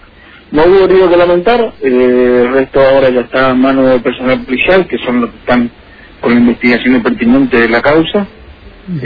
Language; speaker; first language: Spanish; native; Spanish